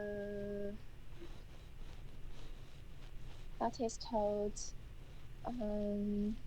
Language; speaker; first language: English; non-native, learner; Chinese